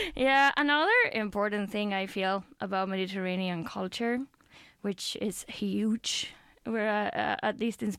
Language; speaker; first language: English; non-native, fluent; Spanish